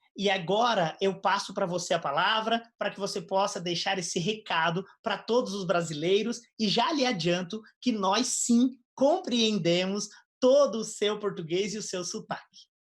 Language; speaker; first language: Portuguese; native; Portuguese